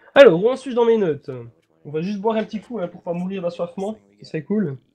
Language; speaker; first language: French; native; French